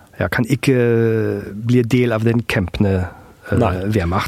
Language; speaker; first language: Norwegian; early bilingual, heritage; German